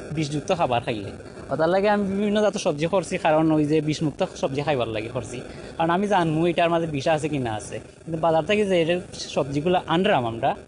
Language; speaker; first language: Bangla; native; Bangla